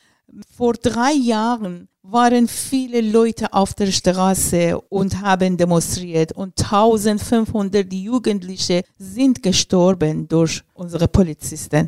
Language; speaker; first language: German; non-native, learner; Persian